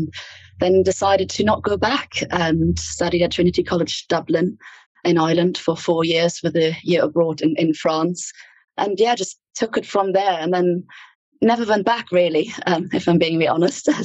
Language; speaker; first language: English; non-native, fluent; German